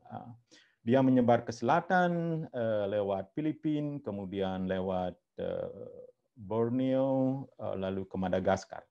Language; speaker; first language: Indonesian; non-native, local second language; Balinese